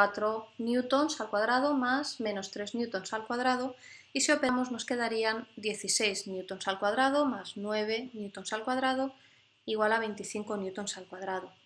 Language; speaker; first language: Spanish; native; Spanish